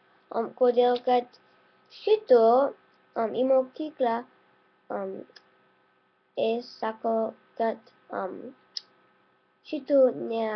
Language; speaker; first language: Lithuanian; early bilingual, heritage; Lithuanian